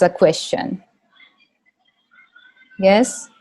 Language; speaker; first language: English; non-native, fluent; Japanese